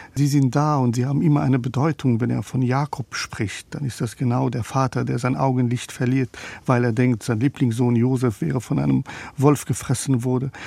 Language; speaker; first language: German; non-native, fluent; Persian